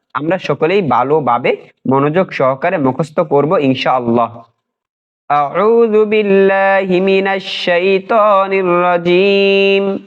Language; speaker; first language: Bangla; native; Bangla